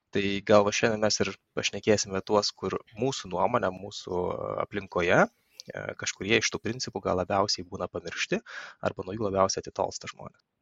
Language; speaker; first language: Lithuanian; native; Lithuanian